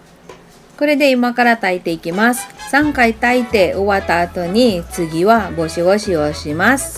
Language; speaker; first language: Japanese; non-native, fluent; Filipino